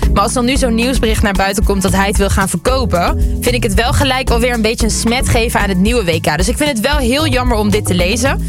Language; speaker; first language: Dutch; early bilingual, other home language; Lingala